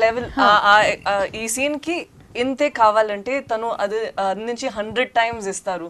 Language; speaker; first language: Telugu; non-native, learner; Tamil